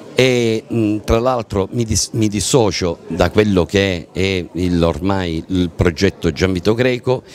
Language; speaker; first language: Italian; native; Italian